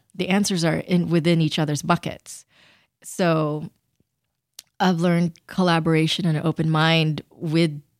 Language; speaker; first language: English; early bilingual, other home language; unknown